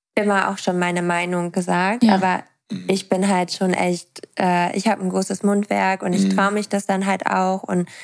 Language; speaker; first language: German; native; German